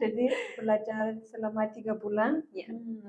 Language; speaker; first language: Indonesian; non-native, fluent; Malagasy